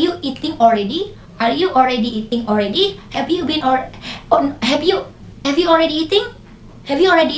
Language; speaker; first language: English; non-native, learner; Indonesian